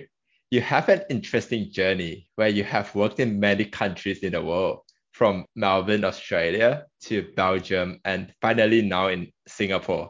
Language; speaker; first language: English; non-native, local second language; Chinese